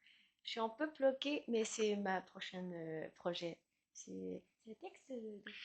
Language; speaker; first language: French; non-native, learner; Chinese